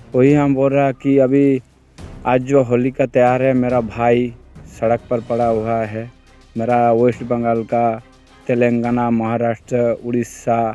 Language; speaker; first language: Hindi; non-native, local second language; Bangla